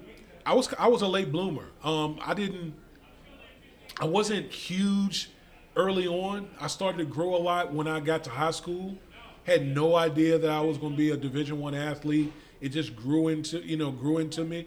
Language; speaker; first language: English; native; English